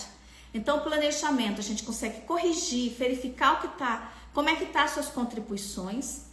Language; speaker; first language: Portuguese; native; Portuguese